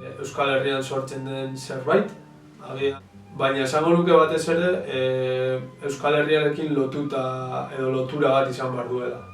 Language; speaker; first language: Basque; native; Basque